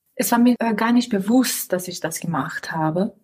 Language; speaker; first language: German; non-native, fluent; Romanian